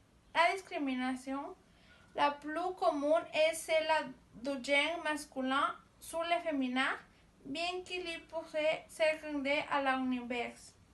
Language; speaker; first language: French; non-native, learner; Spanish